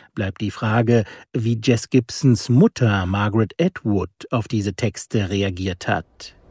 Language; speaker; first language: German; native; German